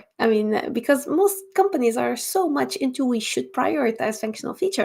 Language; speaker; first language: English; non-native, fluent; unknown